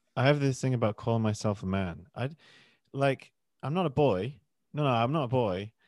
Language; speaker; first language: English; native; English